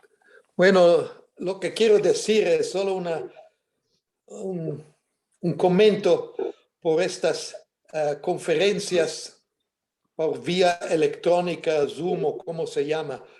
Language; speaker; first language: Spanish; non-native, fluent; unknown